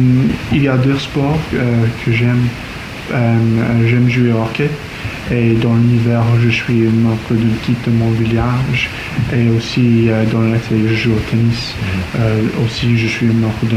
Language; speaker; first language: French; non-native, learner; English